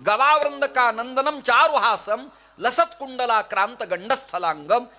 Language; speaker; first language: Hindi; non-native, local second language; Marathi